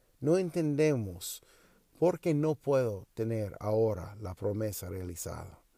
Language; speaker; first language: Spanish; non-native, learner; English